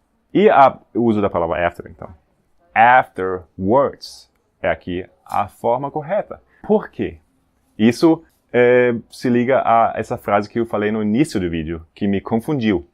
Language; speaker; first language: Portuguese; non-native, fluent; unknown